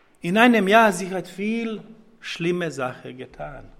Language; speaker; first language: German; non-native, fluent; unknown